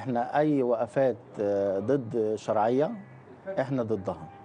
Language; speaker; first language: Arabic; native; Arabic